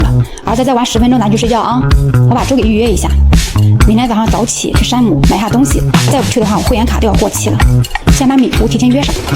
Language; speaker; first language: Chinese; native; Chinese